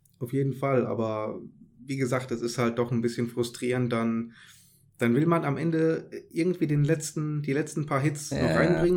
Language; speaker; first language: German; native; German